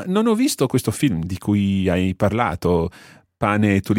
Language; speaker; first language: Italian; non-native, fluent; English